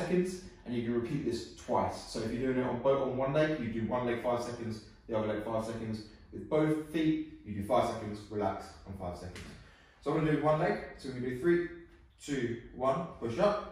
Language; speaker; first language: English; native; English